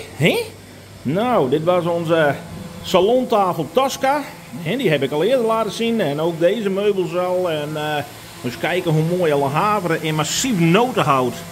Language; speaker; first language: Dutch; non-native, local second language; Western Frisian